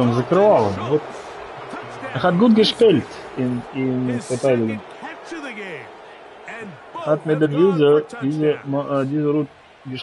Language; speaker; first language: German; non-native, learner; Russian